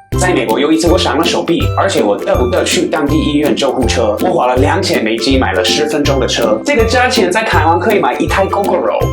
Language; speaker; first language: Chinese; non-native, fluent; English